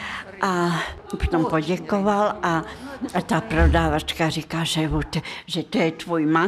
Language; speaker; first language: Czech; non-native, fluent; Russian